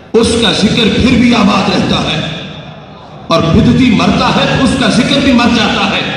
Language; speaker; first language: Urdu; non-native, local second language; Punjabi